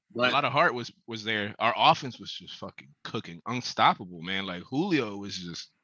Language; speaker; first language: English; early bilingual, other home language; Spanish